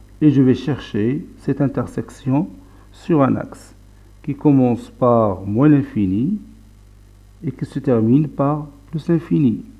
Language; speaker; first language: French; non-native, local second language; Arabic